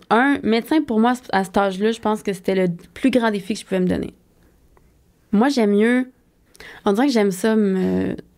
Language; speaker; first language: French; native; French